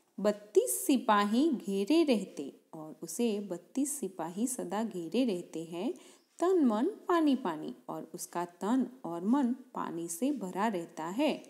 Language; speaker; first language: Hindi; non-native, local second language; Gujarati